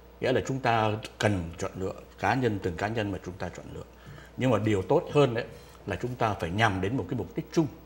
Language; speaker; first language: Vietnamese; native; Vietnamese